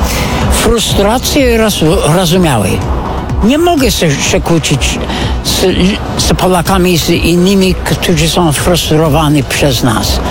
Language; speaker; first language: Polish; non-native, fluent; English